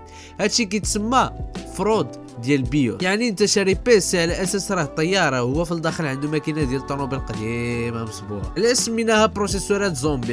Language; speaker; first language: Arabic; native; Arabic